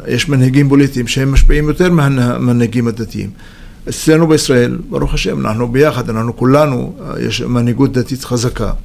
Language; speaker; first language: Hebrew; non-native, local second language; Arabic